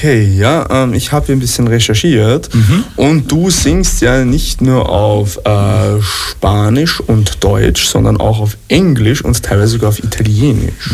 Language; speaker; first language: German; native; German